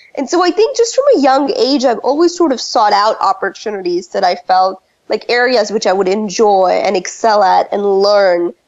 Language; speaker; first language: English; early bilingual, other home language; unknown